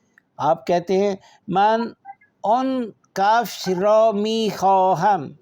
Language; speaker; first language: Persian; non-native, fluent; Urdu